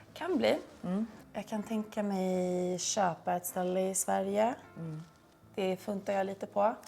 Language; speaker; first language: Swedish; early bilingual, heritage; Swedish